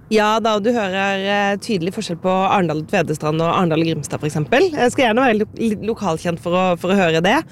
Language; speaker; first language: Norwegian; native; Norwegian